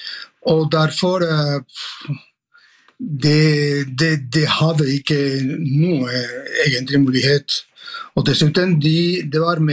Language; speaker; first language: Norwegian; non-native, fluent; Spanish